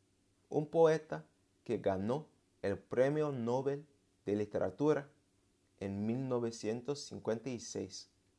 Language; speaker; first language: Spanish; non-native, fluent; English